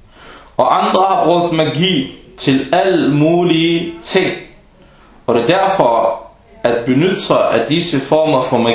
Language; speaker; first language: Danish; non-native, fluent; Arabic